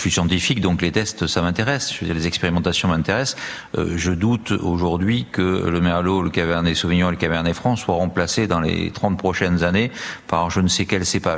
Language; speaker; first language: French; native; French